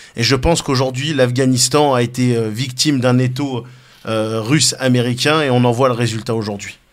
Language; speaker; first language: French; native; French